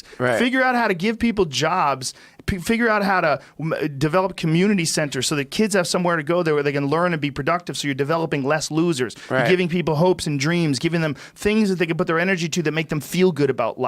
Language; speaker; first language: English; native; English